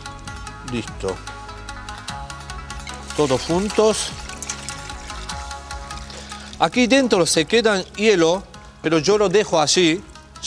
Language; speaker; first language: Spanish; non-native, learner; Japanese